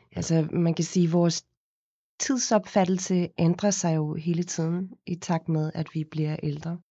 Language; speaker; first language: Danish; non-native, fluent; Afrikaans